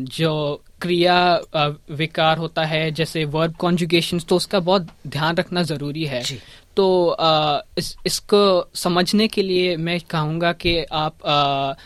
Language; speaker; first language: Hindi; early bilingual, heritage; Hindi